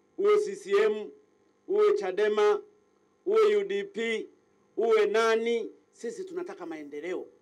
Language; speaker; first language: Swahili; native; Swahili